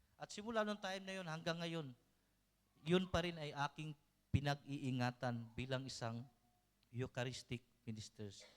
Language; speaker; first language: Filipino; non-native, local second language; Cebuano